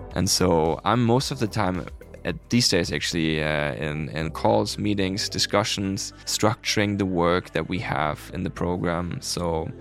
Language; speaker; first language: English; non-native, fluent; German